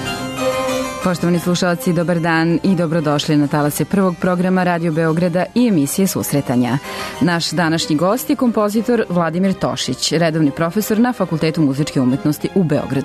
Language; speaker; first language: Serbian; native; Serbian